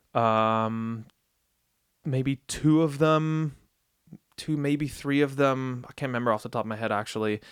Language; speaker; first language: English; early bilingual, other home language; Dutch